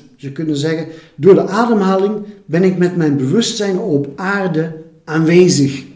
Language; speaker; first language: Dutch; native; Dutch